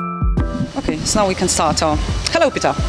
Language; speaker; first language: English; non-native, fluent; Polish